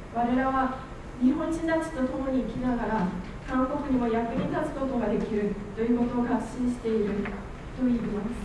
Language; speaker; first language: Japanese; non-native, fluent; Korean